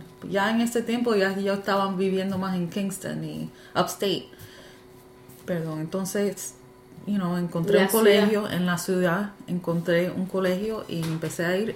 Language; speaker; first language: Spanish; early bilingual, heritage; Spanish